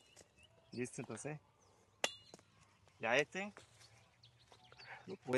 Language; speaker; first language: Spanish; native; Spanish